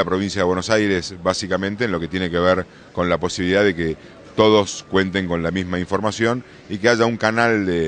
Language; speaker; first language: Spanish; native; Spanish